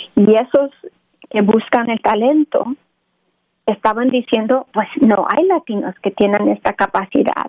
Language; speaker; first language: Spanish; early bilingual, heritage; Spanish